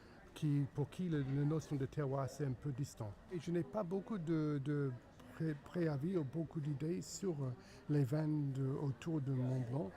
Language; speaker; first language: French; non-native, fluent; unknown